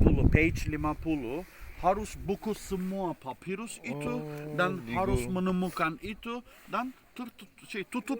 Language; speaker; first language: Indonesian; non-native, fluent; Turkish